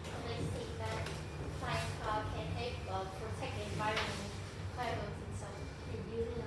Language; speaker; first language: English; non-native, learner; Vietnamese